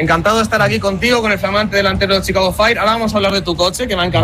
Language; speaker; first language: Spanish; native; Spanish